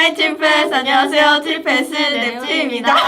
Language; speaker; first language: Korean; non-native, fluent; Chinese